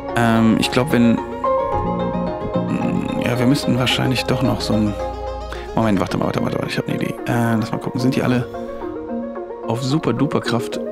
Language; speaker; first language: German; native; German